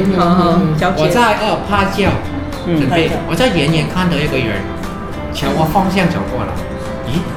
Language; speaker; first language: Chinese; non-native, fluent; Cantonese